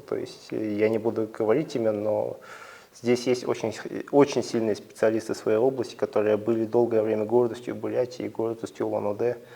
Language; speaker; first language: Russian; native; Russian